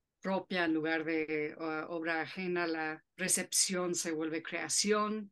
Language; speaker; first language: Spanish; non-native, fluent; English